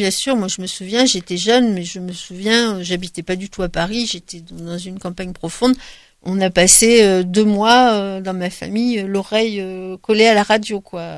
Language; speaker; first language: French; native; French